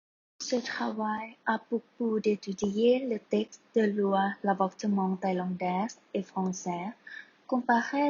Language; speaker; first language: French; non-native, learner; Thai